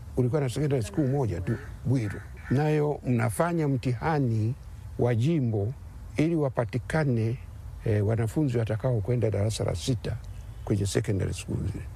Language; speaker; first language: Swahili; non-native, local second language; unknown